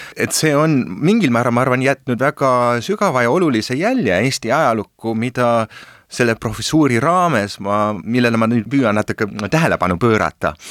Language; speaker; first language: Estonian; early bilingual, heritage; Estonian